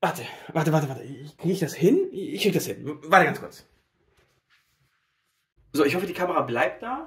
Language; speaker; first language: German; native; German